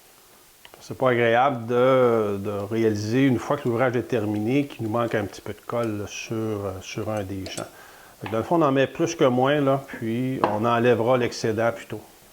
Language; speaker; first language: French; native; French